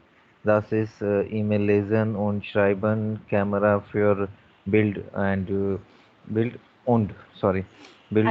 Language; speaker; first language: German; non-native, learner; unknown